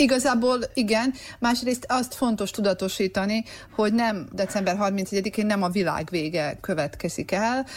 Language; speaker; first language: Hungarian; native; Hungarian